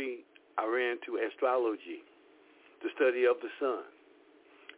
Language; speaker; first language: English; native; English